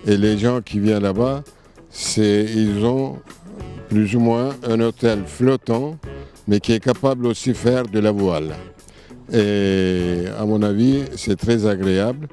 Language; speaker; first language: French; non-native, fluent; Turkish